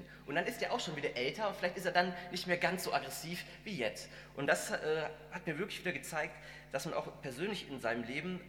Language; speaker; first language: German; native; German